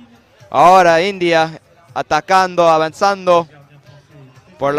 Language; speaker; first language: Spanish; non-native, fluent; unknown